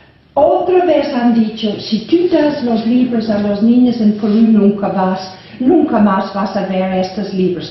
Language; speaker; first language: Spanish; non-native, fluent; English